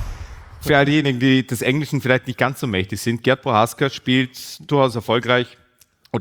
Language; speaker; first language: German; native; German